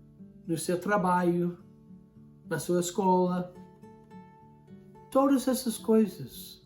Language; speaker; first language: Portuguese; non-native, fluent; English